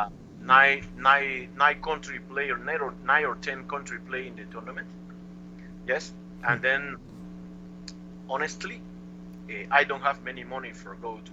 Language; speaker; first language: English; non-native, learner; Spanish